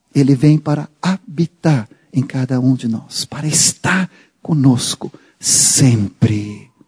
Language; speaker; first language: Portuguese; non-native, fluent; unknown